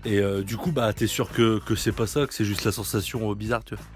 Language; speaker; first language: French; native; French